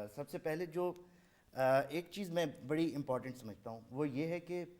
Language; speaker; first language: Urdu; non-native, local second language; Saraiki